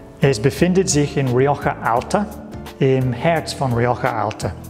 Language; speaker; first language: German; non-native, learner; English